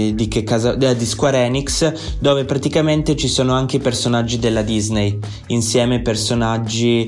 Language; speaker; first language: Italian; native; Italian